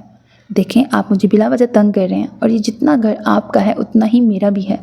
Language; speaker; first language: Urdu; native; Urdu